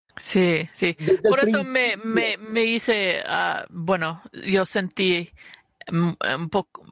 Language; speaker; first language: Spanish; early bilingual, heritage; Spanish